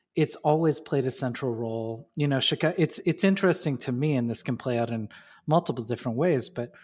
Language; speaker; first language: English; native; English